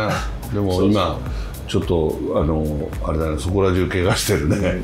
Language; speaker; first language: Japanese; native; Japanese